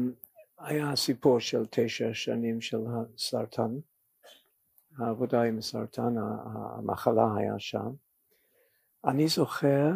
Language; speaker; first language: Hebrew; non-native, fluent; English